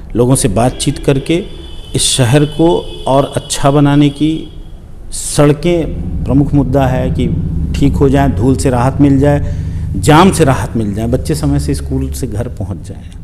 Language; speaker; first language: Hindi; native; Hindi